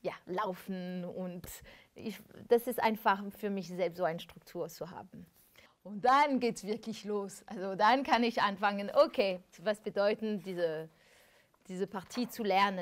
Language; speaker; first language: German; non-native, fluent; French